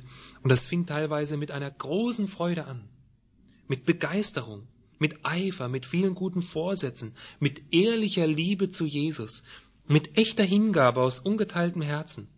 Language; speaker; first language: German; native; German